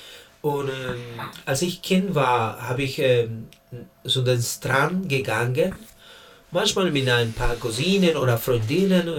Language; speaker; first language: German; non-native, learner; Spanish